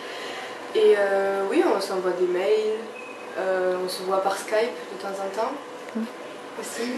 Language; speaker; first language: French; native; French